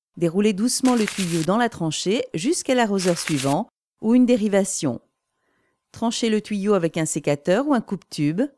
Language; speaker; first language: French; native; French